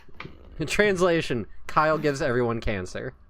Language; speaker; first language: English; native; English